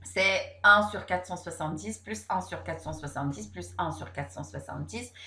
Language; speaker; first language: French; non-native, local second language; Arabic